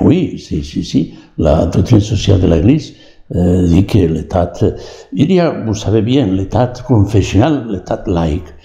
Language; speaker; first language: French; non-native, learner; Catalan